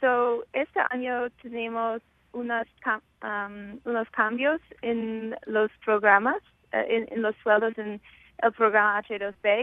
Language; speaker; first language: Spanish; non-native, fluent; English